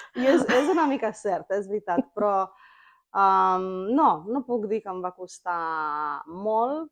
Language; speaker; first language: Catalan; non-native, fluent; Romanian